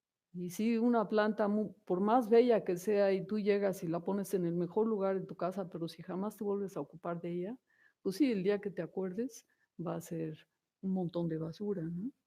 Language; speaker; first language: Spanish; native; Spanish